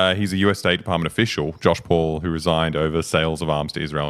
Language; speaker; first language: English; native; English